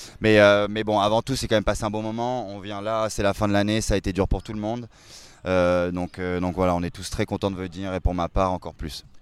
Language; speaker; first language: French; native; French